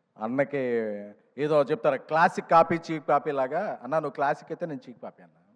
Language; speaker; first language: Telugu; native; Telugu